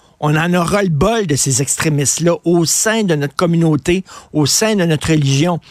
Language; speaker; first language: French; native; French